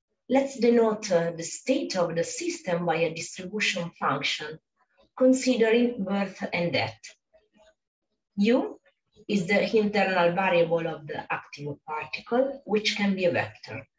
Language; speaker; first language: English; non-native, fluent; Italian